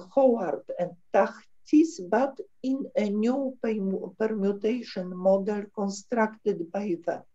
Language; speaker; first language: English; non-native, fluent; Polish